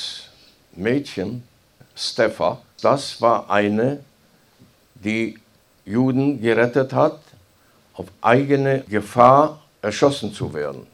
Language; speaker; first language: German; non-native, fluent; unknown